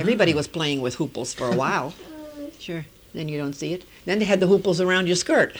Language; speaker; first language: English; early bilingual, other home language; Dutch